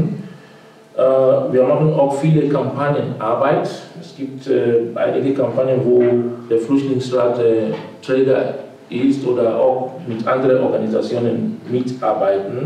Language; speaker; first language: German; non-native, fluent; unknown